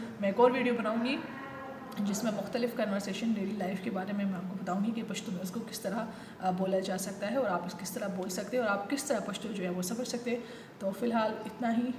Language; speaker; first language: Urdu; non-native, local second language; Pashto